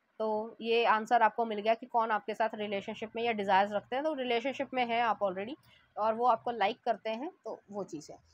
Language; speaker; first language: Hindi; native; Hindi